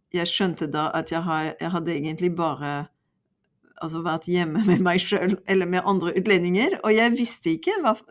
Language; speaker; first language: Norwegian; non-native, fluent; French